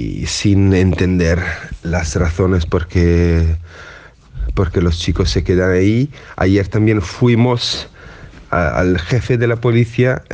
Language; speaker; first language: Spanish; non-native, fluent; Italian